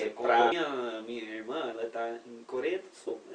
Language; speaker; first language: Portuguese; non-native, fluent; English